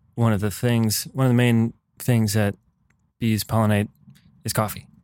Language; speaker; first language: English; native; English